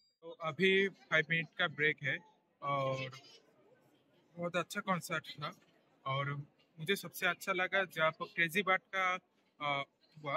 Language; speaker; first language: Hindi; non-native, local second language; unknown